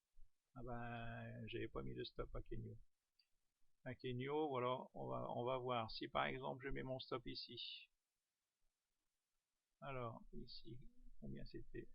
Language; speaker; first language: French; native; French